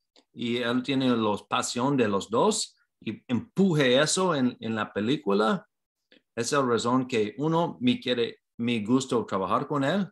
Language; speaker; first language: Spanish; non-native, learner; English